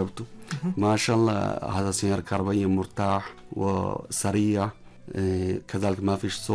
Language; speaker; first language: Arabic; non-native, learner; Chinese